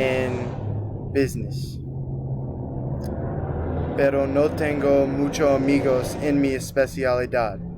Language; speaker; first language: Spanish; non-native, learner; English